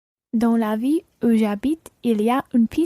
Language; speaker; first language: French; non-native, learner; English